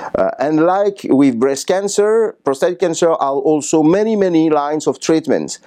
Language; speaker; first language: English; non-native, fluent; French